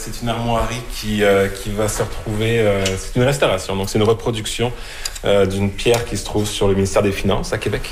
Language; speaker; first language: French; native; French